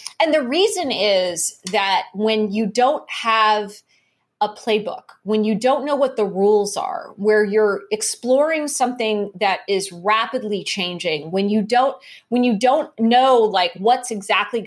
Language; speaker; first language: English; native; English